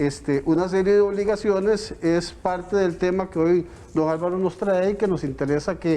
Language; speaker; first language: Spanish; native; Spanish